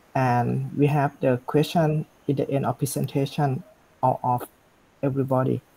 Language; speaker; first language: English; non-native, learner; Thai